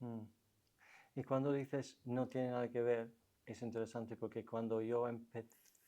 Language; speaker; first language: Spanish; non-native, fluent; English